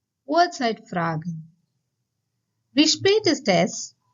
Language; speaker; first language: German; non-native, fluent; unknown